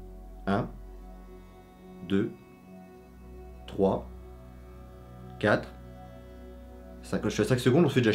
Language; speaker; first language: French; native; French